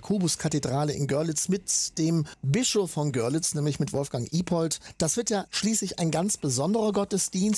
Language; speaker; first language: German; native; German